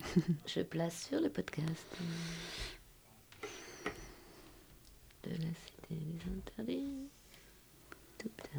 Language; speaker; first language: French; native; French